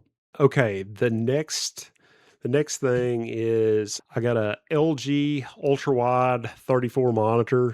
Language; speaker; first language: English; native; English